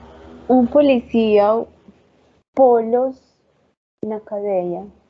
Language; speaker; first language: Portuguese; non-native, learner; Spanish